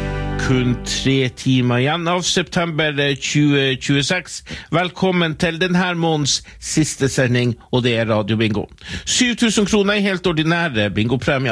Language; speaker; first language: Norwegian; native; Norwegian